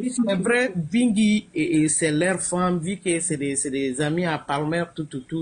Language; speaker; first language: French; non-native, local second language; Bambara